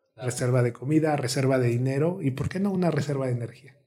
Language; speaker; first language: Spanish; native; Spanish